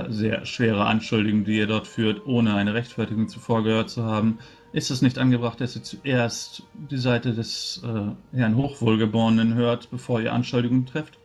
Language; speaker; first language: German; native; German